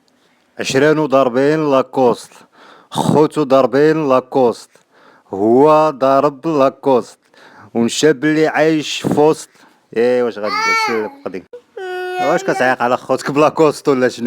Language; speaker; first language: Arabic; native; Arabic